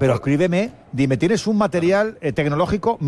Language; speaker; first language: Spanish; native; Spanish